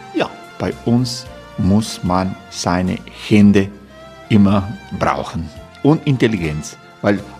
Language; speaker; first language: German; non-native, fluent; Croatian